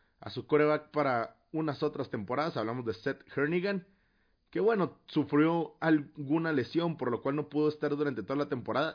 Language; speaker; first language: Spanish; native; Spanish